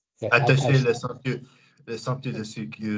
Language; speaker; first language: French; non-native, learner; English